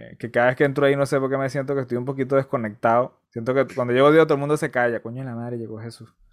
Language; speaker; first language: Spanish; native; Spanish